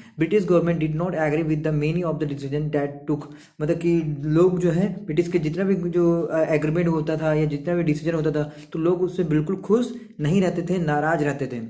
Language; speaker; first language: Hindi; native; Hindi